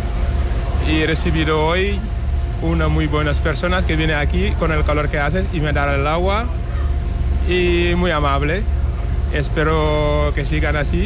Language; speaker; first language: Spanish; non-native, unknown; Wolof